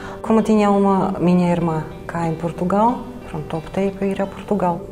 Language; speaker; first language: Portuguese; non-native, fluent; Russian